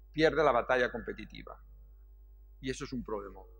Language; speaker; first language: Spanish; native; Spanish